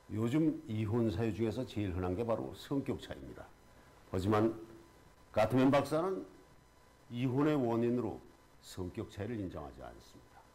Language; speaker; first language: Korean; native; Korean